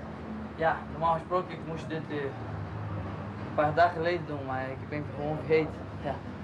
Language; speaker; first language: Dutch; non-native, learner; Portuguese